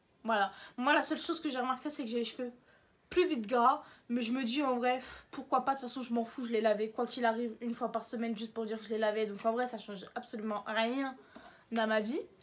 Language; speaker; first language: French; native; French